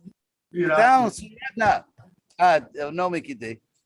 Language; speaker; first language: Portuguese; non-native, fluent; English